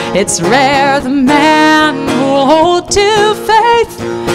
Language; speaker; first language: English; native; English